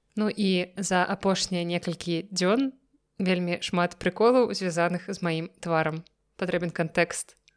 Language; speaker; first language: Belarusian; non-native, local second language; Russian